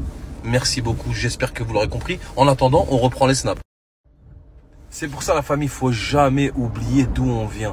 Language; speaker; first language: French; native; French